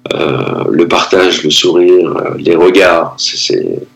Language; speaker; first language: French; native; French